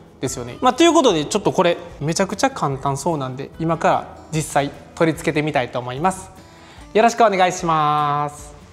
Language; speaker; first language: Japanese; native; Japanese